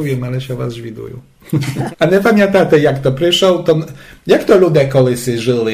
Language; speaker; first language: Polish; non-native, local second language; Rusyn